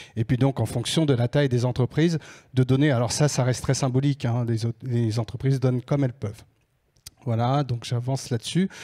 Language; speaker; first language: French; native; French